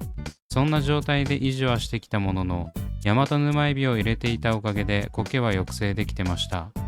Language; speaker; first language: Japanese; native; Japanese